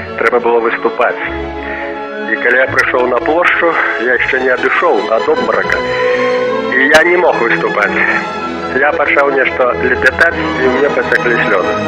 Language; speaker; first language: Belarusian; native; Belarusian